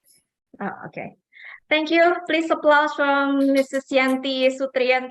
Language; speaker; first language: English; non-native, fluent; Indonesian